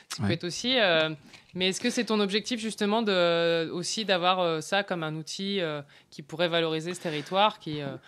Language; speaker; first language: French; native; French